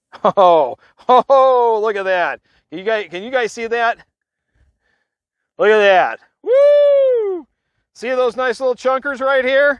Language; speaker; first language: English; native; English